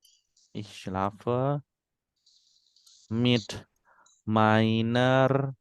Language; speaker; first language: German; non-native, fluent; Indonesian